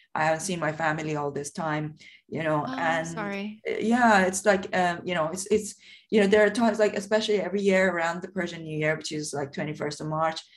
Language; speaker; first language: English; non-native, fluent; Persian